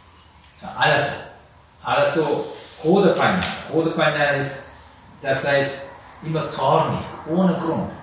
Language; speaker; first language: German; non-native, learner; Sinhala